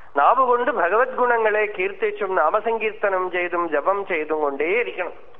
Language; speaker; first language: Malayalam; non-native, local second language; Tamil